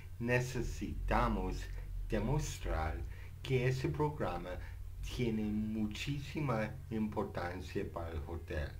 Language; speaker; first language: Spanish; non-native, fluent; English